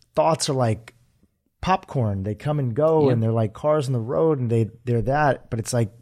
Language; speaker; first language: English; native; English